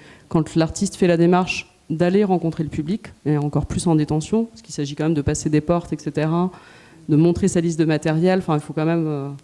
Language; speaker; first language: French; native; French